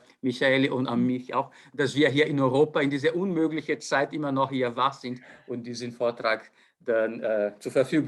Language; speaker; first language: German; non-native, fluent; Portuguese